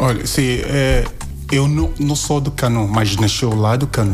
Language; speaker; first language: Portuguese; non-native, learner; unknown